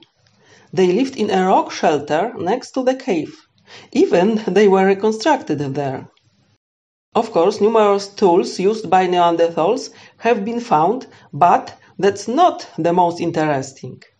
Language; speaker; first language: English; non-native, fluent; Polish